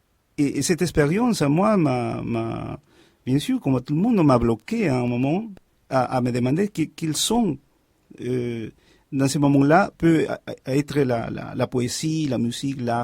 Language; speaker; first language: French; non-native, fluent; Spanish